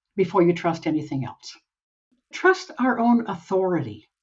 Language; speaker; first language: English; native; English